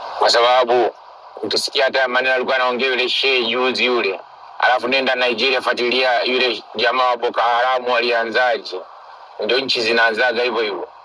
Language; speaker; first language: Swahili; non-native, local second language; Sukuma